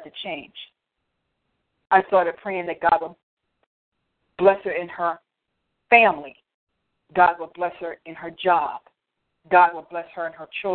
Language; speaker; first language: English; native; English